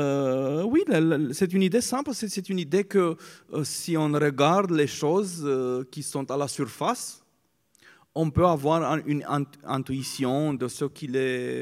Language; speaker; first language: French; non-native, fluent; Romanian